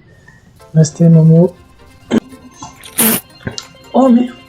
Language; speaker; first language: French; native; French